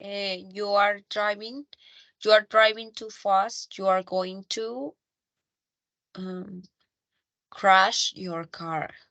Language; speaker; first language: English; non-native, learner; Spanish